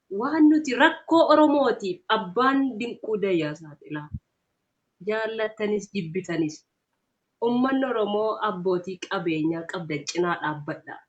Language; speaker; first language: Oromo; native; Oromo